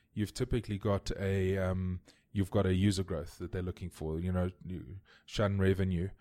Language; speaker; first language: English; native; English